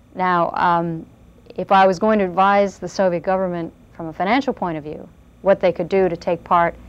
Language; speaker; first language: English; native; English